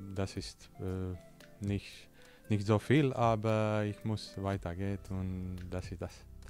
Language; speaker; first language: German; non-native, learner; Croatian